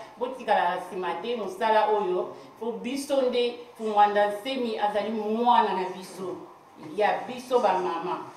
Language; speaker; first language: Lingala; non-native, local second language; Kongo